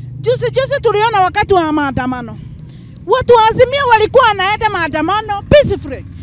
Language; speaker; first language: Swahili; non-native, local second language; Kikuyu